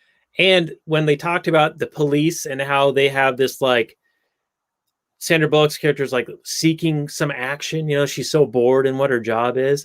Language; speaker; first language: English; native; English